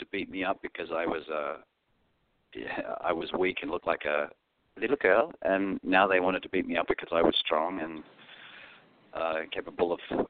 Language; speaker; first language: English; non-native, local second language; Greek